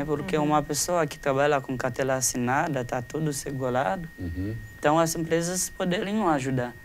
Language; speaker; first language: Portuguese; non-native, fluent; Haitian Creole